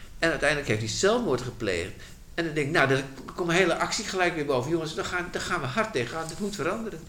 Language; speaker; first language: Dutch; native; Dutch